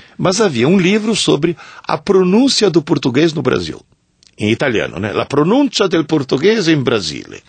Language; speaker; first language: Portuguese; early bilingual, other home language; Italian